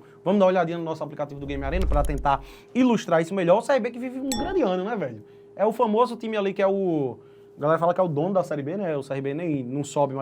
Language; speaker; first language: Portuguese; native; Portuguese